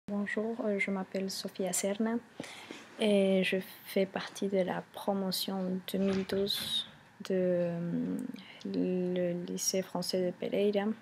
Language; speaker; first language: French; non-native, fluent; Spanish